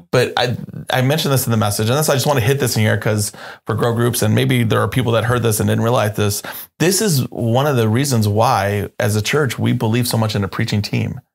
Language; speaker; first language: English; native; English